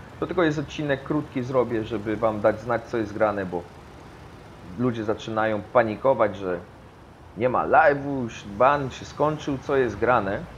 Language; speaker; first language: Polish; early bilingual, heritage; Polish